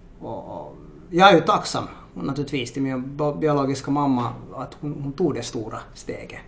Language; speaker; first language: Swedish; native; Swedish